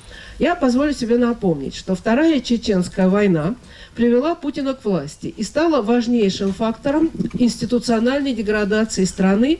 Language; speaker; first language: Russian; native; Russian